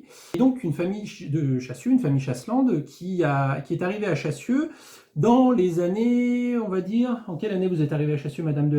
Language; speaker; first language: French; native; French